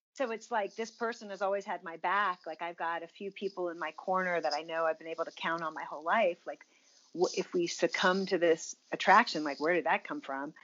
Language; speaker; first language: English; native; English